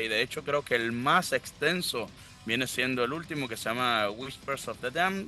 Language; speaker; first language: Spanish; native; Spanish